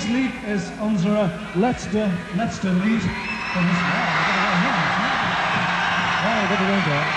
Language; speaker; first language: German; non-native, learner; English